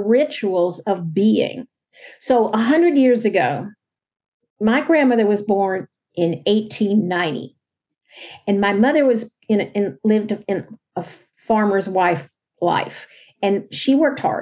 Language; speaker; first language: English; native; English